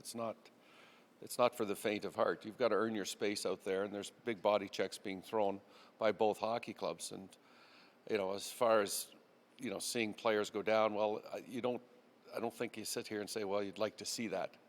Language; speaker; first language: English; native; English